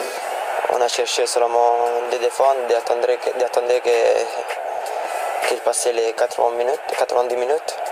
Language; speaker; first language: French; non-native, fluent; Italian